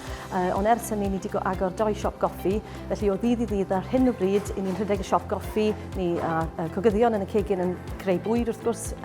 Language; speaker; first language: Welsh; native; Welsh